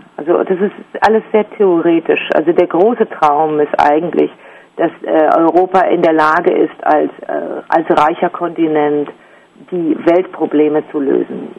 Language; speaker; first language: German; native; German